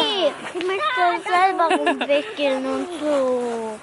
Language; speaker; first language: German; early bilingual, heritage; German